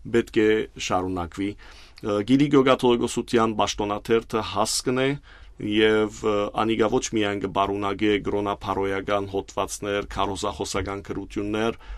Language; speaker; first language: Armenian; early bilingual, heritage; Armenian